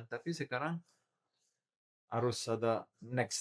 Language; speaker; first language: Indonesian; non-native, learner; Italian